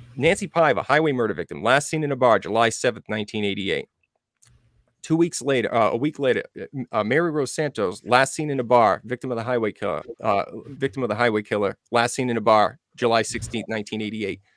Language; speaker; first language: English; native; English